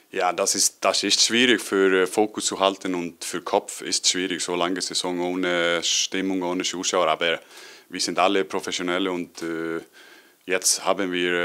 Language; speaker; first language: German; non-native, learner; Icelandic